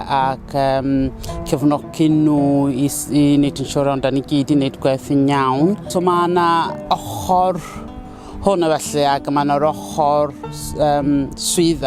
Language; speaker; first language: Welsh; non-native, fluent; Southern Sotho